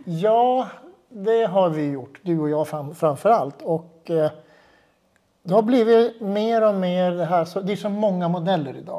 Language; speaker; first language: Swedish; native; Swedish